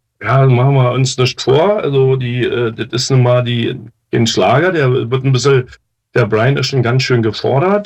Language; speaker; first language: German; native; German